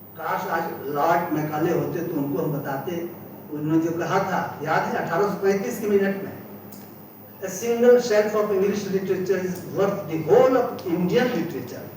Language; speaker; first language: Hindi; native; Hindi